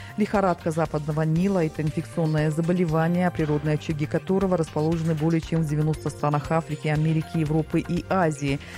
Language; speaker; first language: Russian; non-native, local second language; Tajik